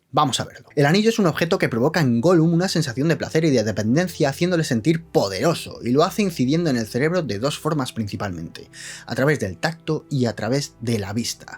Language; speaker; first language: Spanish; native; Spanish